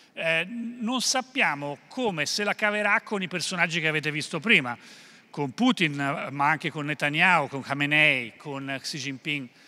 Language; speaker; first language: Italian; native; Italian